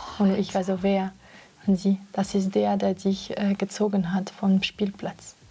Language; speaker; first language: German; non-native, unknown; Russian